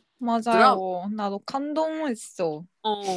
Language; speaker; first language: Korean; non-native, fluent; Japanese